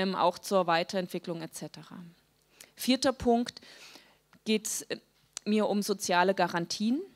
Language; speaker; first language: German; native; German